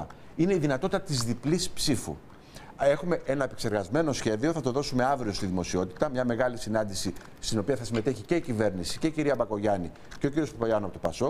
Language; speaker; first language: Greek; native; Greek